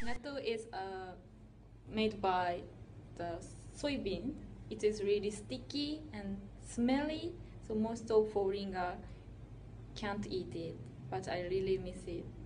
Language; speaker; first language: English; non-native, learner; Japanese